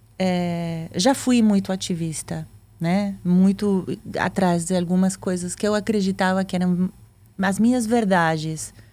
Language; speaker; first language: Portuguese; non-native, fluent; Spanish